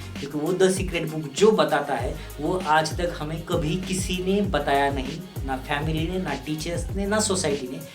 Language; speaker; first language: Hindi; non-native, local second language; Marathi